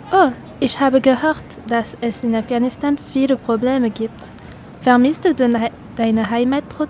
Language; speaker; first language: German; non-native, learner; French